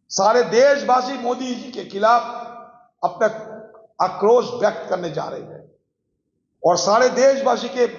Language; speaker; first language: Hindi; non-native, local second language; Bangla